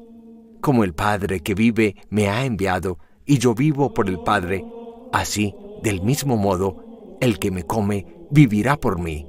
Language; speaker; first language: Spanish; native; Spanish